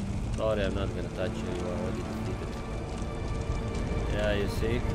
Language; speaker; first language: English; non-native, fluent; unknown